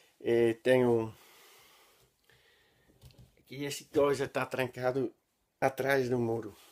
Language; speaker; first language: Portuguese; non-native, learner; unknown